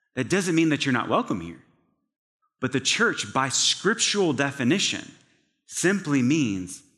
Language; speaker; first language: English; native; English